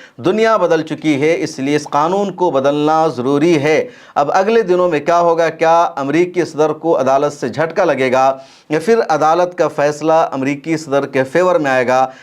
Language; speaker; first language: Urdu; native; Urdu